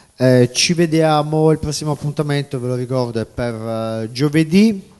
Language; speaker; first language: Italian; native; Italian